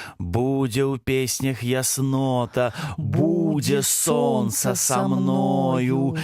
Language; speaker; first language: Belarusian; non-native, local second language; Russian